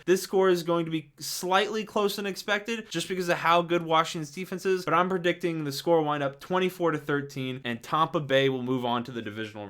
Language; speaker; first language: English; native; English